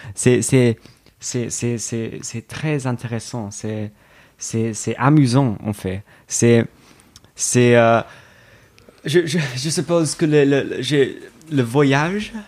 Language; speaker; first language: French; non-native, learner; English